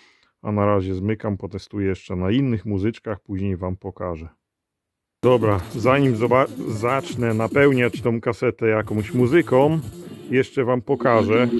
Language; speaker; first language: Polish; native; Polish